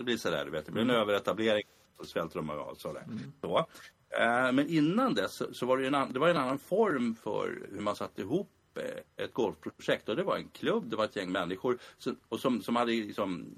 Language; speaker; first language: Swedish; native; Swedish